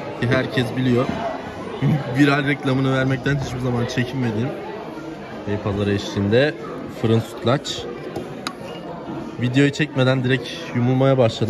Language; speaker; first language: Turkish; native; Turkish